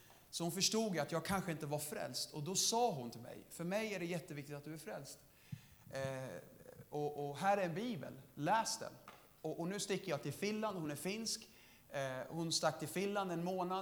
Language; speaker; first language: Swedish; native; Swedish